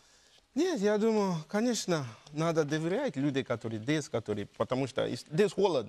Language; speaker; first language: Russian; non-native, learner; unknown